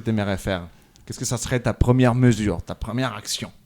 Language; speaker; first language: French; native; French